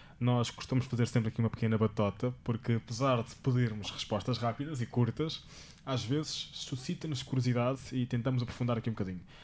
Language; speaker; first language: Portuguese; native; Portuguese